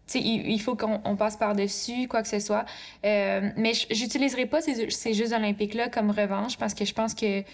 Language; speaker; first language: French; native; French